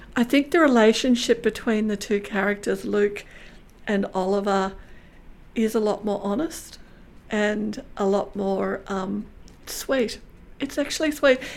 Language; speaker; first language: English; native; English